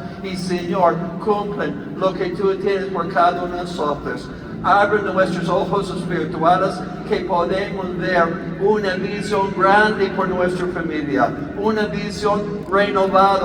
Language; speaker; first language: Spanish; non-native, learner; English